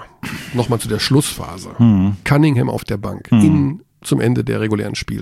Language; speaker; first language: German; native; German